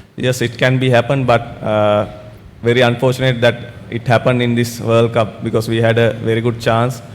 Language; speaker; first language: English; non-native, local second language; Sinhala